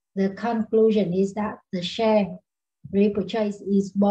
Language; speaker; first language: English; non-native, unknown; Vietnamese